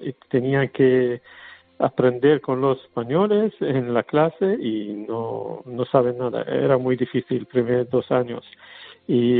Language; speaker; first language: Spanish; non-native, learner; Arabic